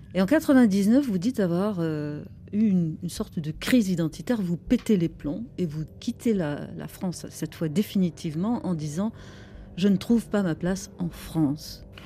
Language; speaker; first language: French; native; French